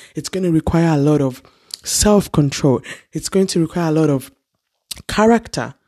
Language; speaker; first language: English; non-native, local second language; Yoruba